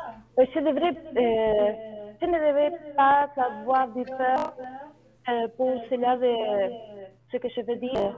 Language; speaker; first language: French; non-native, learner; Spanish